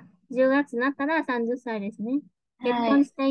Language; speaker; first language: Japanese; non-native, fluent; Vietnamese